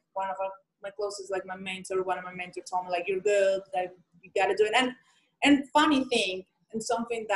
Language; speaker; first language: English; non-native, fluent; Spanish